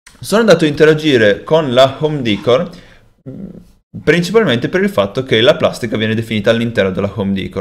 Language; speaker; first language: Italian; native; Italian